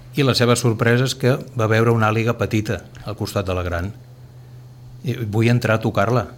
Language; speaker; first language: Catalan; native; Catalan